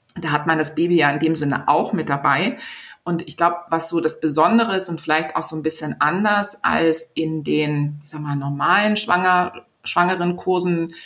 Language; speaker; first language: German; native; German